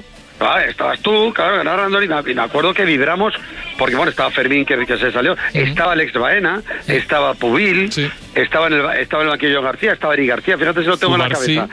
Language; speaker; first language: Spanish; native; Spanish